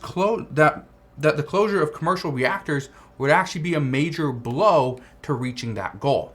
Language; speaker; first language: English; native; English